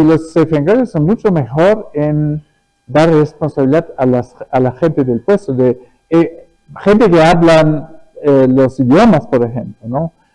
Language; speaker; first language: Spanish; early bilingual, other home language; German